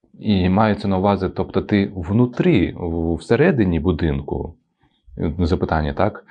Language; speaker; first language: Ukrainian; non-native, local second language; Russian